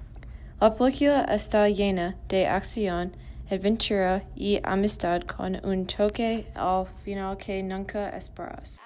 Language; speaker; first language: Spanish; non-native, learner; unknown